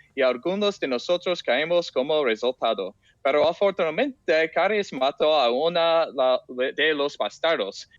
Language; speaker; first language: Spanish; non-native, learner; English